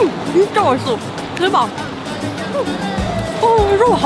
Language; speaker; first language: Chinese; non-native, fluent; Korean